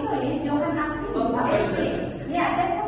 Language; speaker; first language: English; non-native, learner; Indonesian